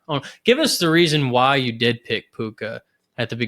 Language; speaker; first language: English; native; English